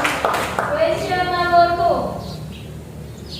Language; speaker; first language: English; non-native, local second language; Indonesian